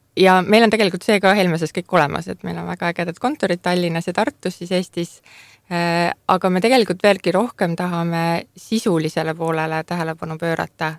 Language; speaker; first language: Estonian; native; Estonian